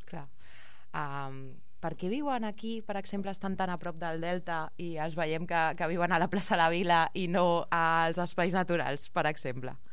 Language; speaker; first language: Catalan; native; Catalan